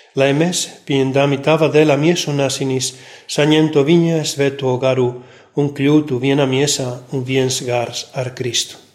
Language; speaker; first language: Latvian; non-native, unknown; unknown